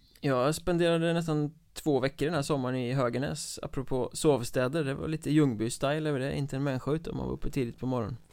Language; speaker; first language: Swedish; native; Swedish